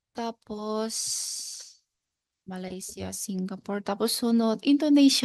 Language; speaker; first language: Filipino; non-native, learner; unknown